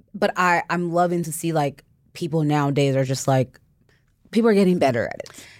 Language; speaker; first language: English; non-native, fluent; French